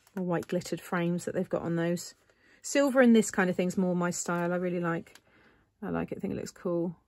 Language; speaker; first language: English; native; English